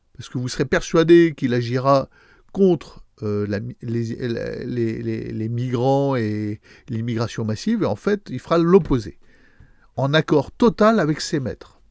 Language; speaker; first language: French; native; French